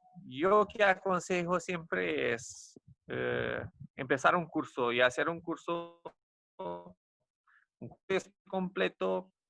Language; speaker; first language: Spanish; non-native, fluent; Romanian